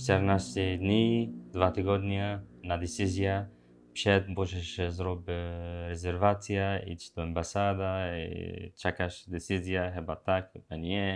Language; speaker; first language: Polish; non-native, learner; Arabic